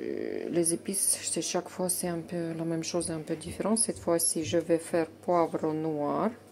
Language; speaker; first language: French; non-native, fluent; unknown